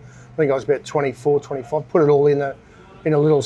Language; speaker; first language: English; native; English